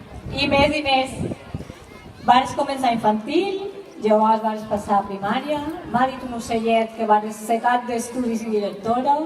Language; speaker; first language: Catalan; native; Catalan